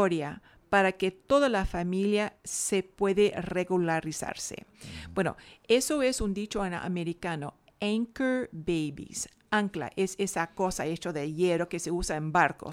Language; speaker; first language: Spanish; non-native, fluent; English